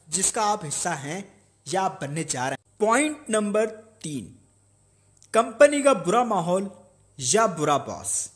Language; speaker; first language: Urdu; native; Urdu